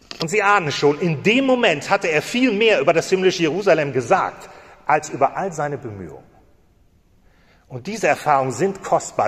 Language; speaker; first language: German; native; German